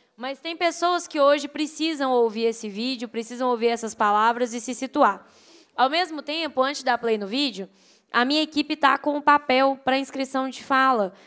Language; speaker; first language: Portuguese; native; Portuguese